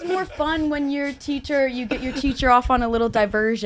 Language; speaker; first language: English; native; English